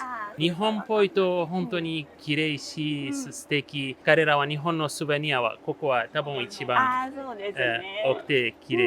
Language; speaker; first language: Japanese; non-native, learner; Arabic